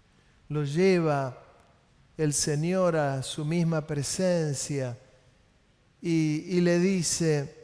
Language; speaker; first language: Spanish; native; Spanish